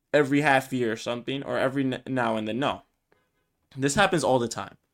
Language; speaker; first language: English; early bilingual, other home language; Spanish